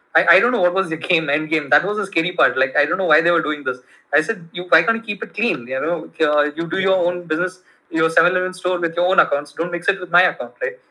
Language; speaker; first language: English; non-native, local second language; Kannada